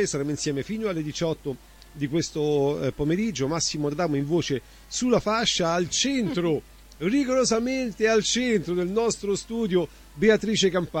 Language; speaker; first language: Italian; native; Italian